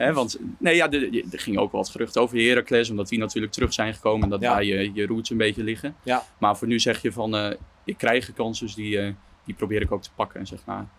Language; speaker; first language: Dutch; native; Dutch